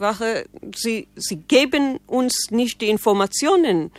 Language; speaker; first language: German; non-native, fluent; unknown